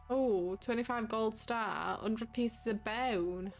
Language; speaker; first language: English; native; English